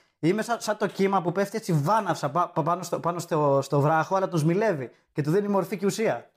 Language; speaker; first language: Greek; native; Greek